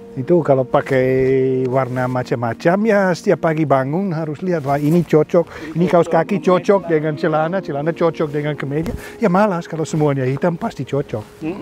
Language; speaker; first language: Indonesian; non-native, fluent; Dutch